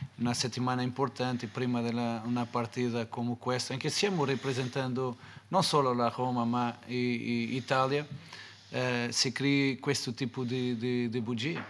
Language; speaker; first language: Italian; non-native, fluent; Portuguese